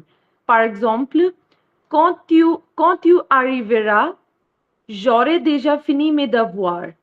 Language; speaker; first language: French; non-native, learner; Hindi